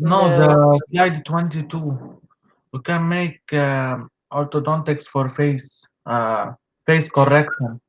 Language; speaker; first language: English; non-native, learner; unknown